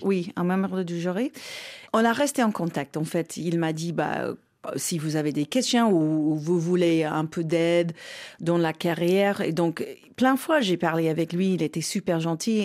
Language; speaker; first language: French; non-native, fluent; English